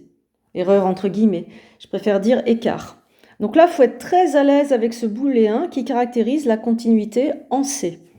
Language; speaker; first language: French; native; French